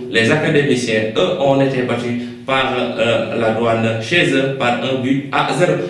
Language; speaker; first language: French; non-native, local second language; Wolof